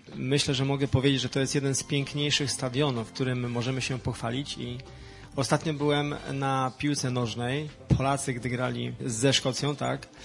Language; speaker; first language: Polish; native; Polish